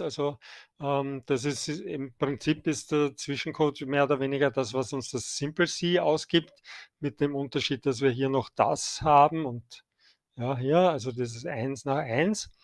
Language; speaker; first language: German; native; German